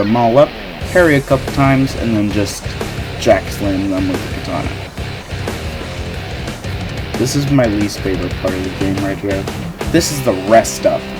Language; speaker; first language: English; native; English